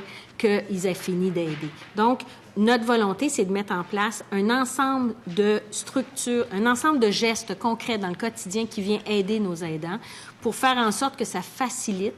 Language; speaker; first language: French; native; French